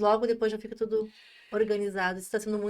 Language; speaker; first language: Portuguese; native; Portuguese